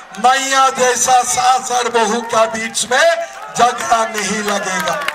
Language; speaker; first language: Hindi; non-native, local second language; Assamese